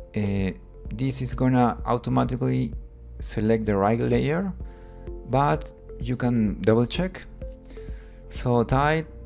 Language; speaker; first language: English; non-native, fluent; Spanish